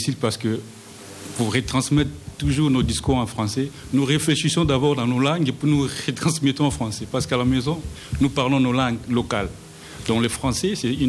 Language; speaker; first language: French; non-native, local second language; Lingala